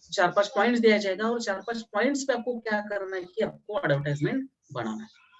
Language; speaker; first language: Hindi; non-native, local second language; Marathi